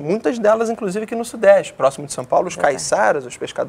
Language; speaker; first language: Portuguese; native; Portuguese